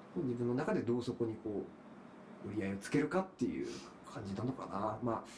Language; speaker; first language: Japanese; native; Japanese